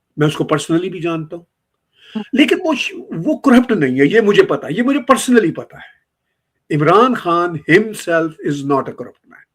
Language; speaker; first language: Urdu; native; Urdu